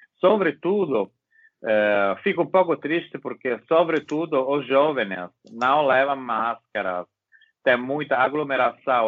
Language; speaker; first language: Portuguese; non-native, learner; Italian